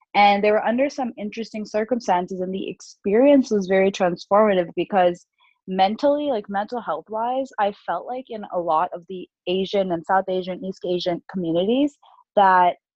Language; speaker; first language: English; early bilingual, other home language; Urdu